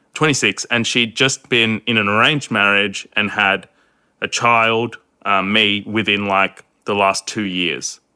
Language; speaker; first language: English; early bilingual, other home language; Hindi